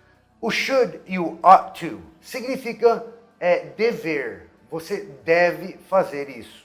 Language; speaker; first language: Portuguese; non-native, fluent; English